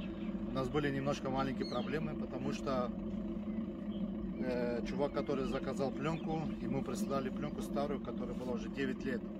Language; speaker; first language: Russian; early bilingual, heritage; Russian